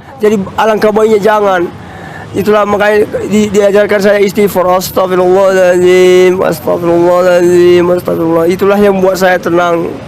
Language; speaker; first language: Indonesian; non-native, local second language; Nias